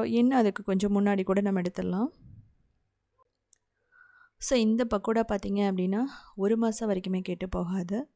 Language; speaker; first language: Tamil; native; Tamil